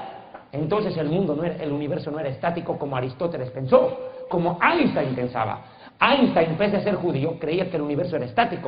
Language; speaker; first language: Spanish; native; Spanish